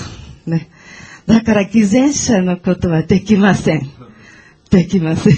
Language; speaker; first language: Japanese; non-native, learner; Portuguese